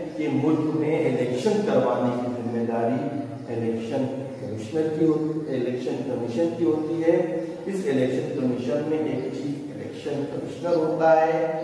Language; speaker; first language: Urdu; native; Urdu